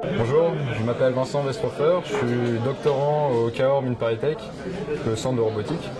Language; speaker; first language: French; native; French